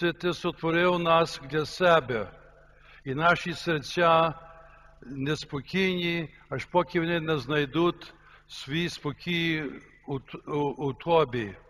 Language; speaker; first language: Ukrainian; early bilingual, heritage; Ukrainian